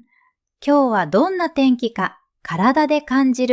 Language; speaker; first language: Japanese; non-native, fluent; Vietnamese